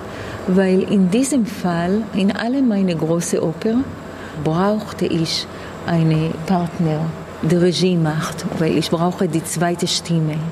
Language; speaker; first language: German; non-native, fluent; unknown